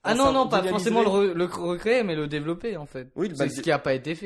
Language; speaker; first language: French; native; French